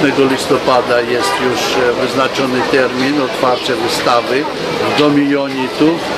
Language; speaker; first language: Polish; non-native, fluent; Armenian